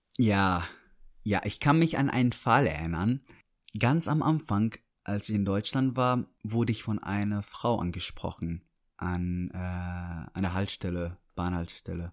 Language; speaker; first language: German; non-native, fluent; Arabic